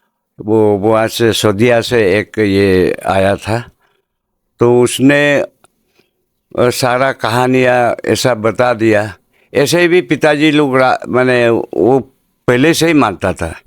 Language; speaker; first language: Hindi; non-native, local second language; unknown